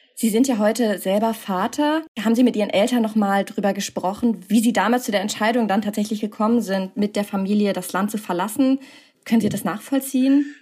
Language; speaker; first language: German; native; German